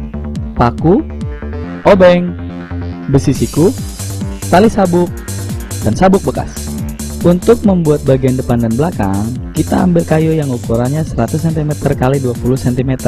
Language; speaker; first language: Indonesian; native; Indonesian